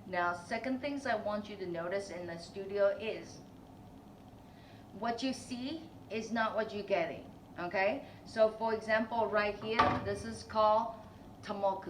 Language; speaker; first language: English; non-native, fluent; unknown